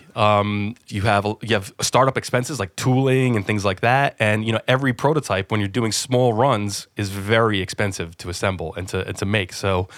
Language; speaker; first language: English; native; English